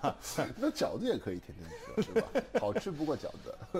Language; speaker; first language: Chinese; native; Chinese